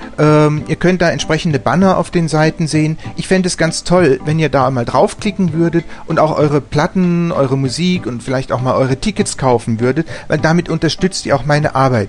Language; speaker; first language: German; native; German